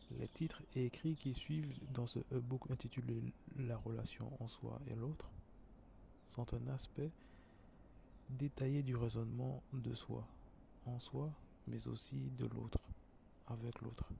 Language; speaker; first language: French; native; French